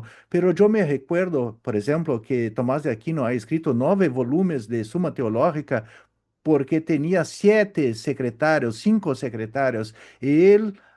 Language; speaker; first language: Spanish; non-native, learner; Portuguese